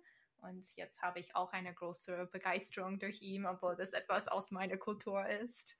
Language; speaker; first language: German; non-native, fluent; English